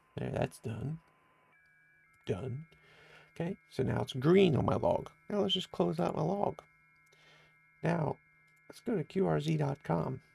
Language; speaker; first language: English; native; English